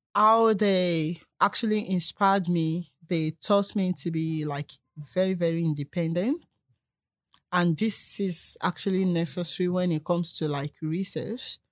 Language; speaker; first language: English; non-native, local second language; Yoruba